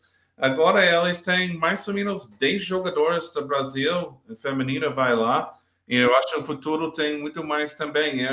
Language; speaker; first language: Portuguese; non-native, learner; English